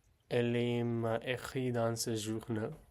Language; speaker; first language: French; non-native, learner; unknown